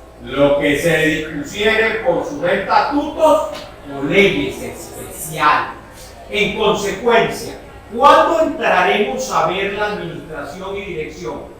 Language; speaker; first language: Spanish; native; Spanish